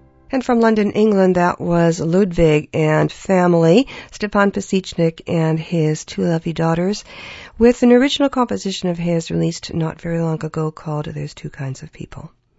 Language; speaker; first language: English; early bilingual, other home language; Ukrainian